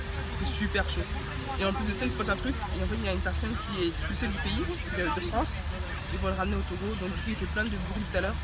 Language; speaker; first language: French; native; French